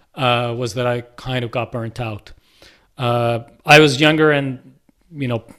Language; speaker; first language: English; non-native, local second language; Punjabi